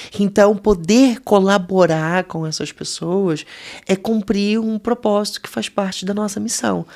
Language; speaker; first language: Portuguese; native; Portuguese